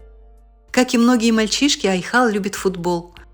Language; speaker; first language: Russian; native; Russian